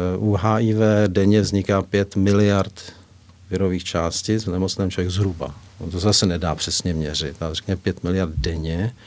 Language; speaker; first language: Czech; native; Czech